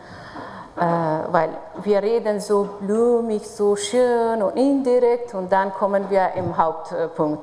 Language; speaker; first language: German; non-native, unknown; Persian